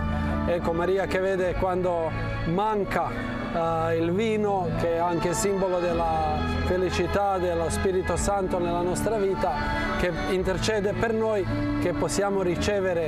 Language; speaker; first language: Italian; non-native, fluent; Croatian